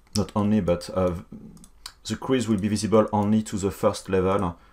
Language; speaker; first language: English; non-native, fluent; French